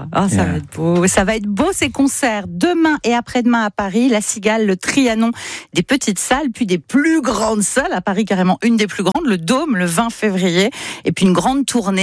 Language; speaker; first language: French; native; French